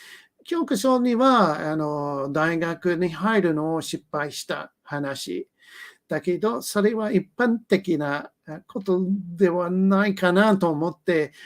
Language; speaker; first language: Japanese; non-native, learner; English